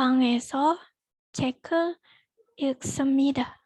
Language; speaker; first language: Korean; non-native, learner; Indonesian